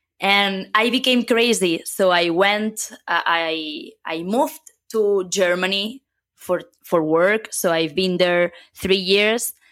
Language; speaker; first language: English; non-native, fluent; Catalan